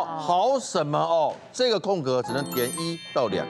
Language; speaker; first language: Chinese; native; Chinese